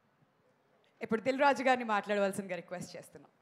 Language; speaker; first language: Telugu; native; Telugu